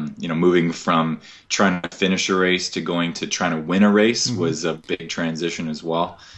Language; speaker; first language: English; native; English